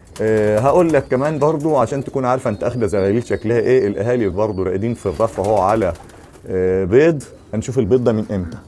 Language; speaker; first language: Arabic; native; Arabic